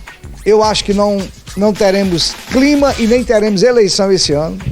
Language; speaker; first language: Portuguese; native; Portuguese